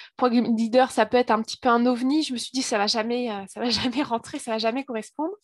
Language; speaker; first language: French; native; French